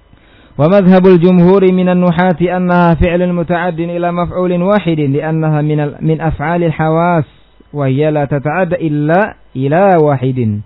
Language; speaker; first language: Arabic; non-native, fluent; Indonesian